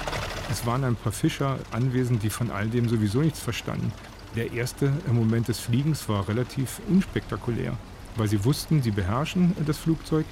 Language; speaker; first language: German; native; German